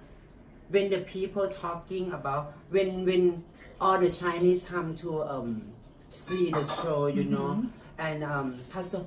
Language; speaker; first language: English; non-native, learner; Thai